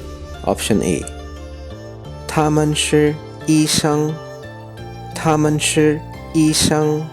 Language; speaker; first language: Chinese; non-native, fluent; Urdu